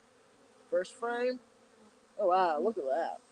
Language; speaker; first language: English; native; English